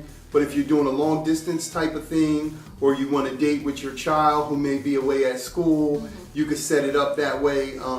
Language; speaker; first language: English; native; English